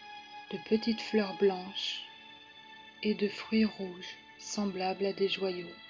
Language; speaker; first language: French; native; French